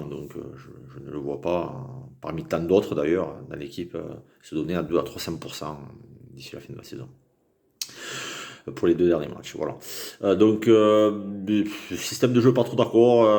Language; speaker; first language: French; native; French